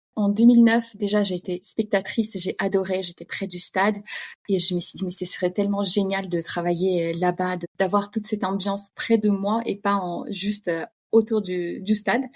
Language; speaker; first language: French; non-native, fluent; Russian